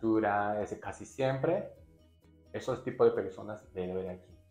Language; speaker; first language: Spanish; non-native, learner; Japanese